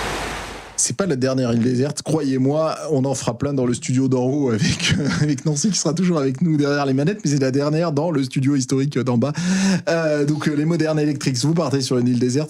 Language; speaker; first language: French; native; French